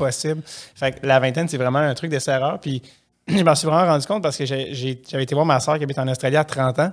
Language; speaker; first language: French; native; French